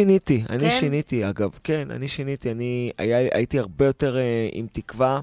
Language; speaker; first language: Hebrew; native; Hebrew